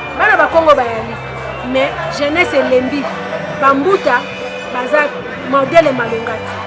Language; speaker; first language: Lingala; non-native, local second language; Kongo